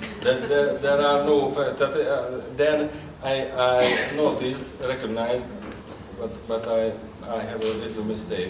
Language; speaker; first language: English; non-native, learner; Hungarian